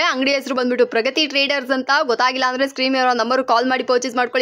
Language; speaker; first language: Kannada; native; Kannada